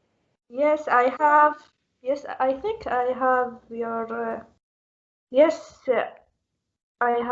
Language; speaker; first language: English; non-native, learner; Arabic